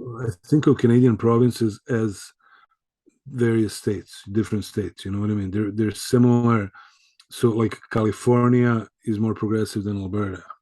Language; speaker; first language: English; early bilingual, other home language; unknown